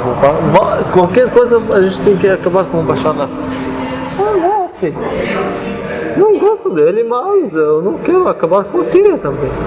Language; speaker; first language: Portuguese; non-native, fluent; Arabic